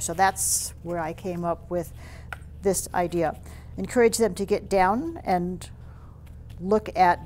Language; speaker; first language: English; native; English